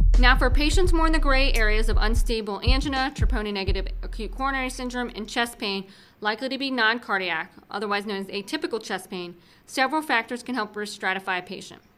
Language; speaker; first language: English; native; English